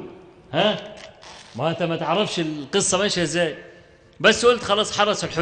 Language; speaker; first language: Arabic; native; Arabic